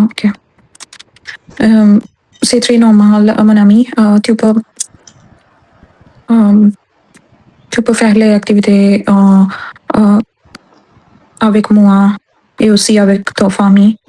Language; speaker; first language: French; non-native, learner; Hindi